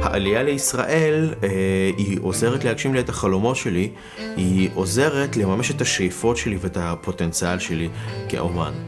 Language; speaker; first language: Hebrew; non-native, fluent; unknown